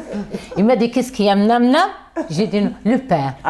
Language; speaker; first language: French; non-native, learner; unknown